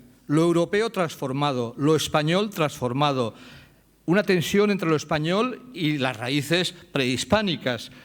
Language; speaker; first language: Spanish; native; Spanish